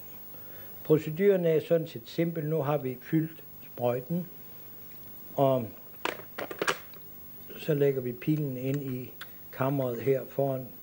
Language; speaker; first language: Danish; native; Danish